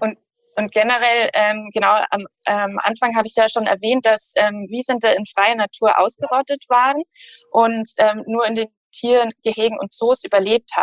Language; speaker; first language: German; native; German